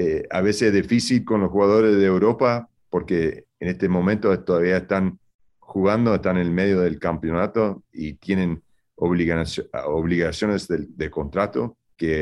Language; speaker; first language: Spanish; early bilingual, heritage; Spanish